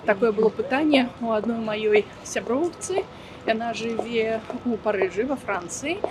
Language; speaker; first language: Belarusian; non-native, local second language; Russian